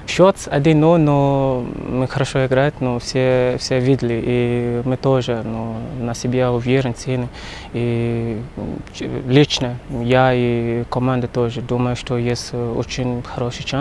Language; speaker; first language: Russian; non-native, learner; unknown